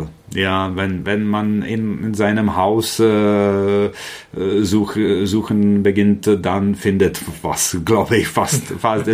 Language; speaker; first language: German; non-native, fluent; Czech